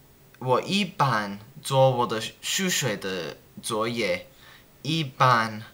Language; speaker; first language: Chinese; non-native, learner; English